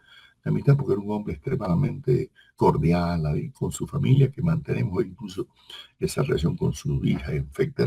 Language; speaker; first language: Spanish; native; Spanish